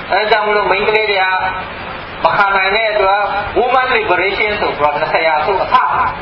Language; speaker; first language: Burmese; non-native, local second language; Hakha Chin